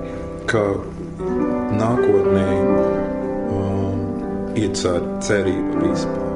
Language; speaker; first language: Latvian; non-native, fluent; English